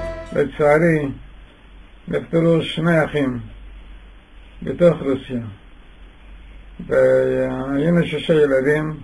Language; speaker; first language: Hebrew; non-native, fluent; Yiddish